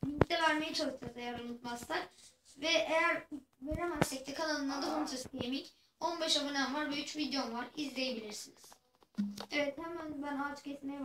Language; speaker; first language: Turkish; native; Turkish